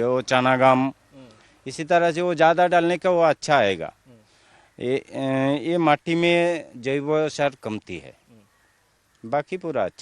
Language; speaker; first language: Hindi; non-native, local second language; Odia